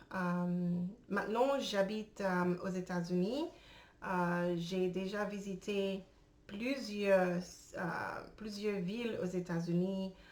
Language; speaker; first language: French; non-native, learner; English